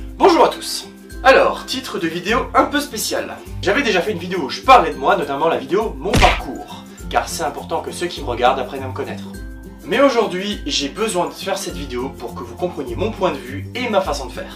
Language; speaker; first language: French; native; French